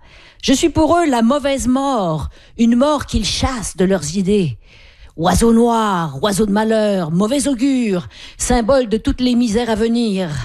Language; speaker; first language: French; native; French